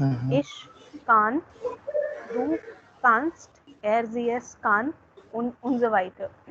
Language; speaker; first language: German; non-native, fluent; Hindi